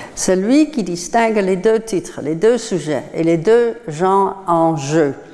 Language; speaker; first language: French; non-native, fluent; Dutch